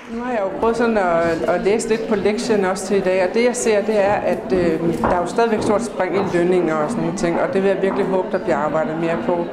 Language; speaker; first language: Danish; native; Danish